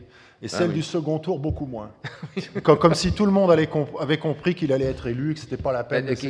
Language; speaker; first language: French; native; French